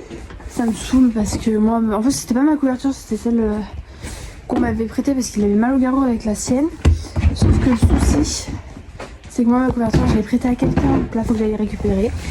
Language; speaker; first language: French; native; French